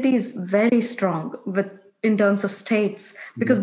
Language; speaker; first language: English; non-native, local second language; Kannada